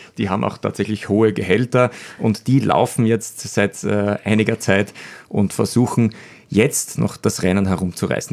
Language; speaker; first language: German; native; German